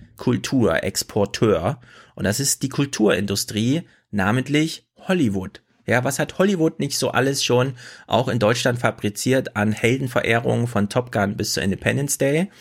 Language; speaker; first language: German; native; German